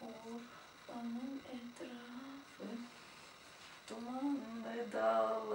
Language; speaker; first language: Turkish; non-native, fluent; Russian